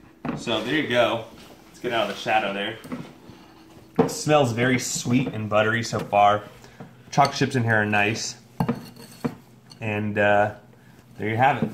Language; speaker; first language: English; native; English